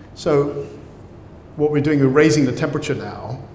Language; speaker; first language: English; native; English